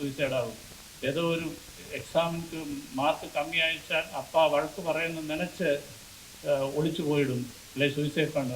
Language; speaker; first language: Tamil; non-native, learner; Malayalam